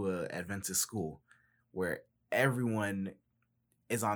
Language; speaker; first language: English; native; English